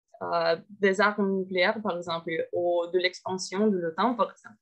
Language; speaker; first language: French; non-native, fluent; Russian